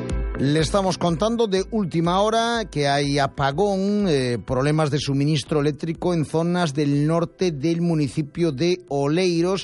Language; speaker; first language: Spanish; native; Spanish